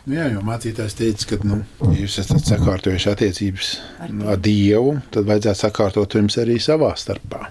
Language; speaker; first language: Latvian; native; Latvian